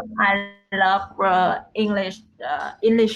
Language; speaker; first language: English; non-native, learner; Vietnamese